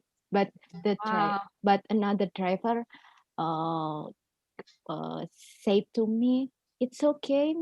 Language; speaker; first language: English; non-native, learner; Indonesian